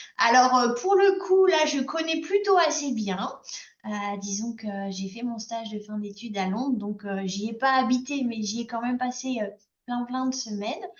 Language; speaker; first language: French; native; French